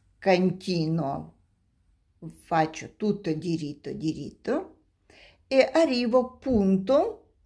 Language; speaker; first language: Italian; non-native, learner; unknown